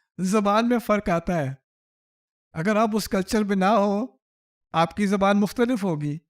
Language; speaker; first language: Urdu; early bilingual, heritage; Urdu